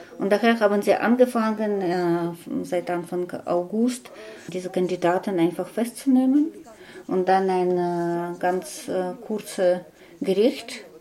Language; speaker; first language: German; non-native, fluent; Russian